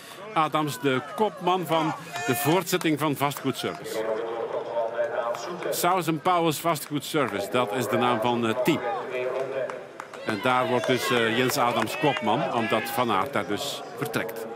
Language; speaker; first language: Dutch; native; Dutch